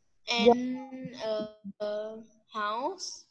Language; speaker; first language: English; non-native, learner; Vietnamese